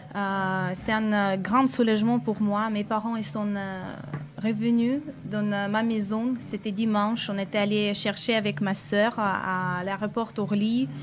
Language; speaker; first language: French; non-native, fluent; Russian